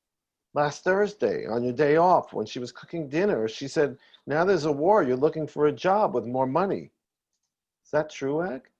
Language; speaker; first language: English; native; English